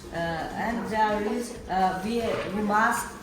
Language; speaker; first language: English; non-native, learner; Tajik